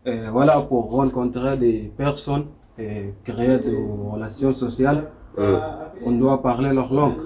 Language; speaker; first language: French; non-native, learner; Arabic